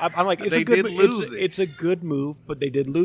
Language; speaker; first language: English; native; English